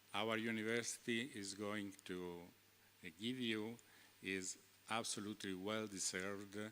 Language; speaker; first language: English; non-native, fluent; Italian